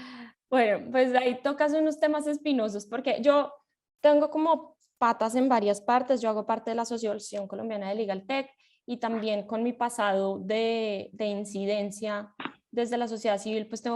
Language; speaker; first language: Spanish; native; Spanish